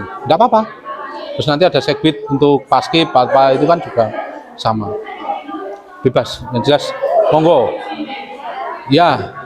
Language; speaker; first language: Indonesian; native; Indonesian